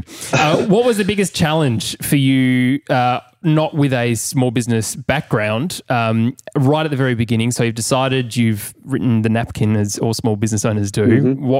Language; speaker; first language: English; native; English